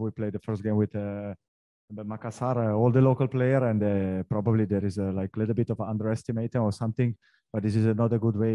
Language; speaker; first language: English; non-native, fluent; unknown